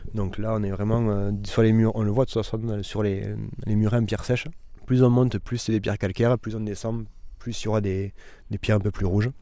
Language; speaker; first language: French; native; French